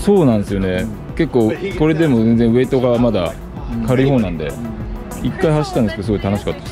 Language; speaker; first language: Japanese; native; Japanese